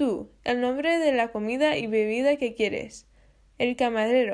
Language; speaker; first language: Spanish; non-native, learner; English